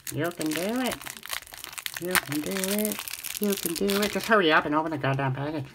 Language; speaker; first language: English; native; English